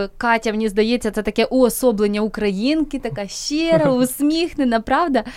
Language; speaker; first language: Ukrainian; native; Ukrainian